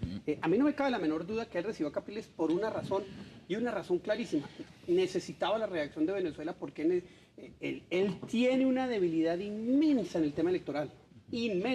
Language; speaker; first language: Spanish; native; Spanish